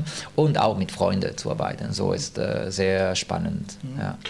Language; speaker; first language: German; non-native, fluent; Italian